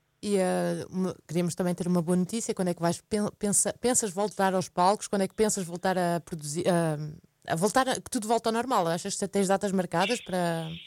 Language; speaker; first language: Portuguese; early bilingual, heritage; Portuguese